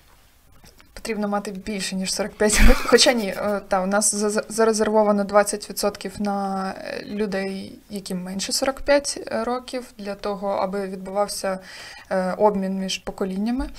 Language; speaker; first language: Ukrainian; native; Ukrainian